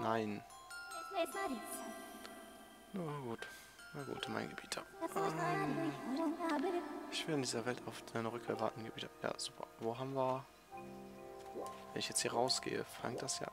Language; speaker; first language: German; native; German